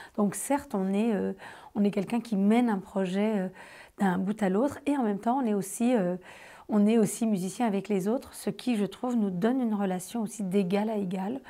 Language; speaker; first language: French; native; French